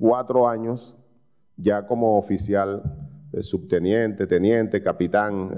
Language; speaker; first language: Spanish; native; Spanish